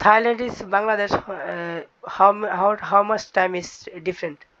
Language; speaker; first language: English; non-native, learner; Bangla